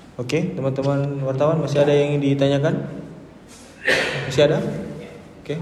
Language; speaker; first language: Indonesian; native; Indonesian